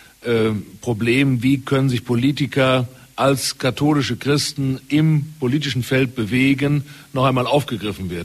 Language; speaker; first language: German; native; German